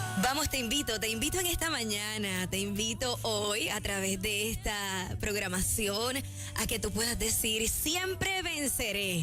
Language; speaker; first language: Spanish; native; Spanish